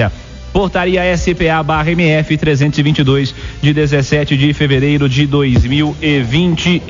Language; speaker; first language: Portuguese; native; Portuguese